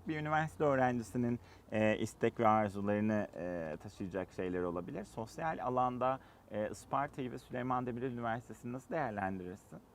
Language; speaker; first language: Turkish; native; Turkish